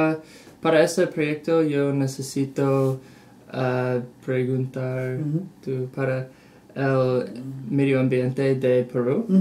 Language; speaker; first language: Spanish; non-native, learner; English